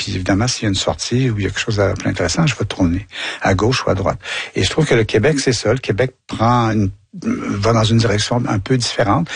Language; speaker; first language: French; native; French